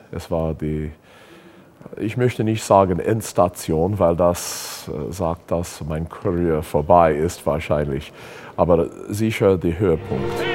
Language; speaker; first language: German; non-native, learner; English